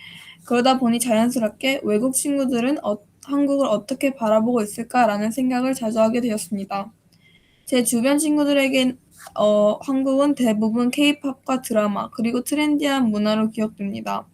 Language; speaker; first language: Korean; early bilingual, heritage; Korean